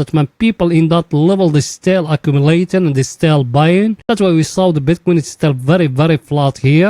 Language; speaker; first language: English; non-native, fluent; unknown